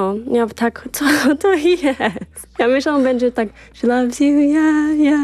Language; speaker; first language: Polish; non-native, learner; English